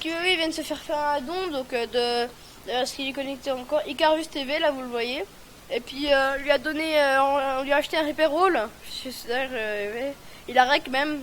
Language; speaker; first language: French; native; French